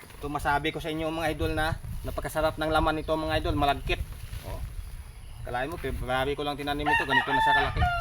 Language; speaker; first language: Filipino; non-native, local second language; Cebuano